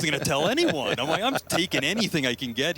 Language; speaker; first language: English; native; English